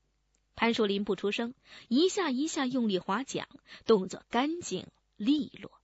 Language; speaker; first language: Chinese; native; Chinese